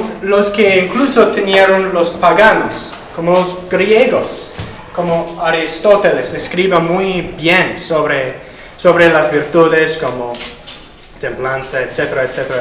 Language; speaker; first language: Spanish; non-native, fluent; English